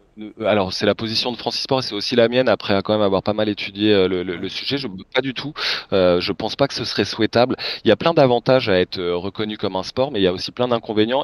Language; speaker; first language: French; native; French